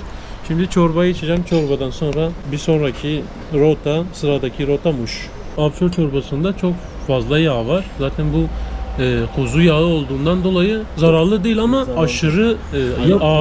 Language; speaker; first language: Turkish; native; Turkish